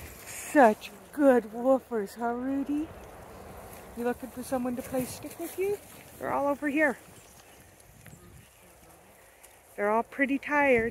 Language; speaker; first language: English; native; English